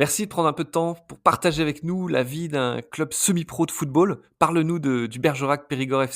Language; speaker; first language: French; native; French